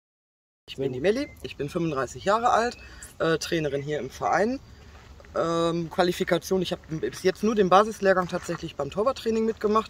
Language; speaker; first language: German; native; German